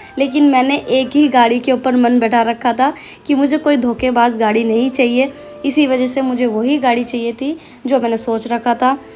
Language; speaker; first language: Hindi; non-native, local second language; Bangla